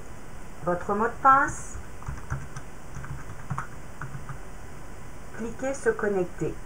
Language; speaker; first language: French; native; French